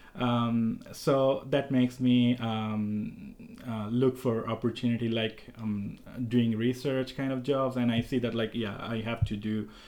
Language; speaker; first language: English; non-native, local second language; Bangla